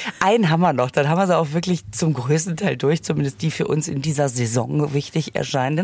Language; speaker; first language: German; native; German